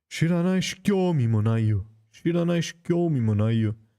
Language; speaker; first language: Japanese; non-native, learner; Greek